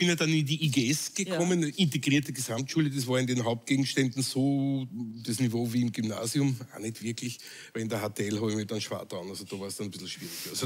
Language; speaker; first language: German; native; German